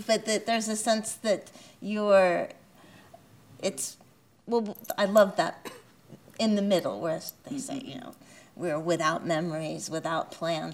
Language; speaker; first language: English; native; English